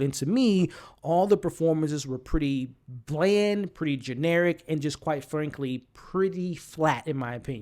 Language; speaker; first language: English; native; English